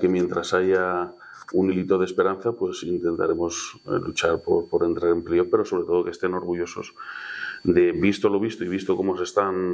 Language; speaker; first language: Spanish; native; Spanish